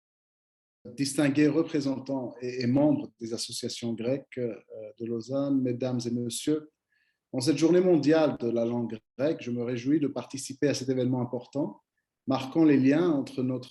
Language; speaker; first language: French; non-native, fluent; Greek